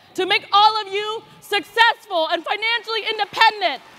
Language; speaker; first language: English; native; English